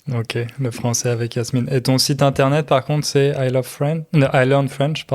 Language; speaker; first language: French; native; French